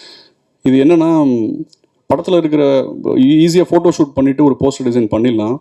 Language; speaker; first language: Tamil; native; Tamil